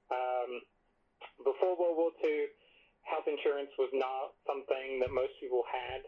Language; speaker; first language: English; native; English